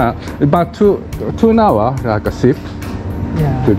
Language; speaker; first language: English; non-native, learner; Japanese